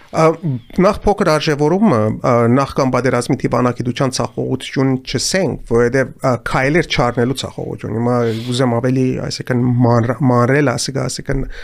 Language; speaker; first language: Armenian; early bilingual, heritage; Armenian